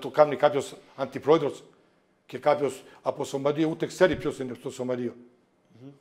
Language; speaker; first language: Greek; non-native, fluent; Serbian